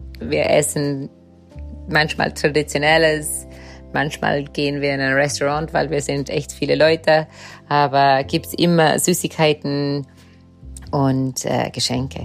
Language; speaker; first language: German; non-native, fluent; English